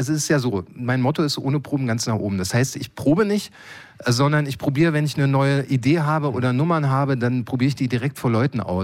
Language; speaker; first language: German; native; German